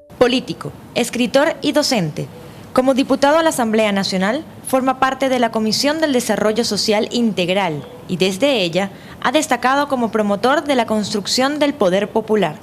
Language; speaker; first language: Spanish; native; Spanish